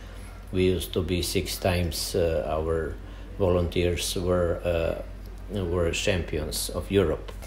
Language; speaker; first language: English; non-native, fluent; Serbian